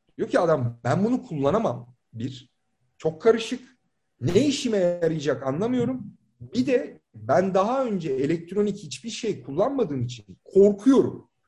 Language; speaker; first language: Turkish; native; Turkish